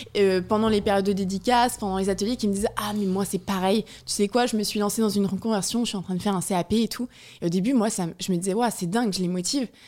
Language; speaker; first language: French; native; French